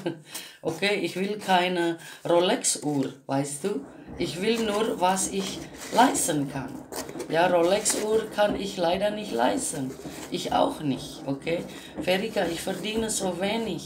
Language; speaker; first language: German; non-native, learner; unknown